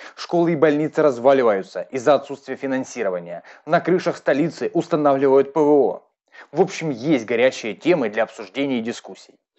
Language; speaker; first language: Russian; native; Russian